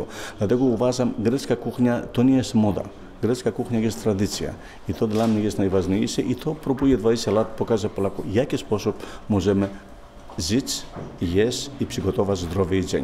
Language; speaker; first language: Polish; non-native, fluent; Greek